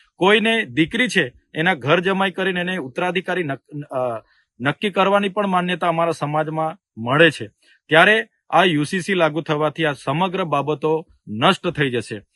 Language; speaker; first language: Gujarati; non-native, local second language; Vasavi